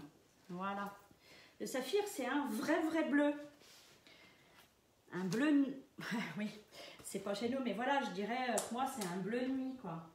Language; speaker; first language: French; native; French